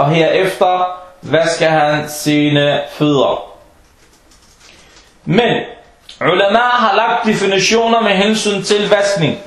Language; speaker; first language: Danish; non-native, fluent; Arabic